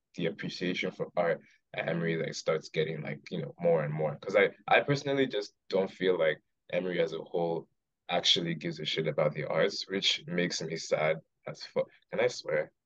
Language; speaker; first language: English; non-native, local second language; Yoruba